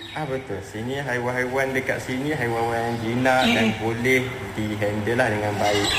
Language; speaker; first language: Malay; native; Malay